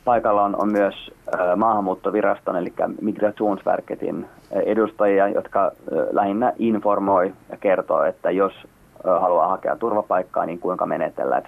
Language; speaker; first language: Finnish; native; Finnish